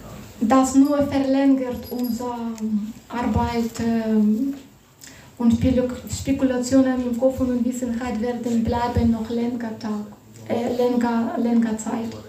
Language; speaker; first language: German; non-native, fluent; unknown